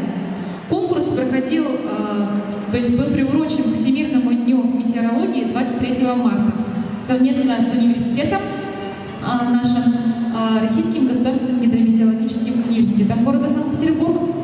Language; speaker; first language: Russian; native; Russian